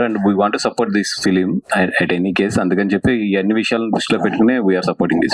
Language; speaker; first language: Telugu; native; Telugu